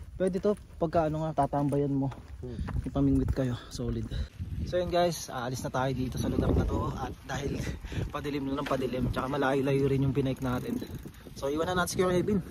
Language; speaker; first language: Filipino; native; Filipino